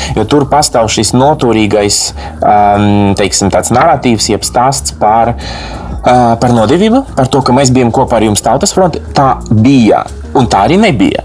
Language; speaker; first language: Latvian; non-native, local second language; Russian